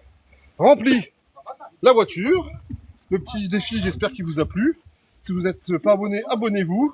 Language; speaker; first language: French; native; French